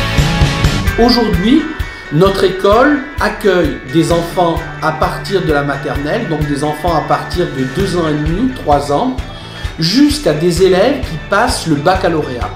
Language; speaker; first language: French; native; French